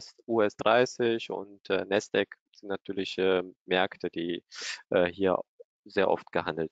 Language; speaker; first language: German; native; German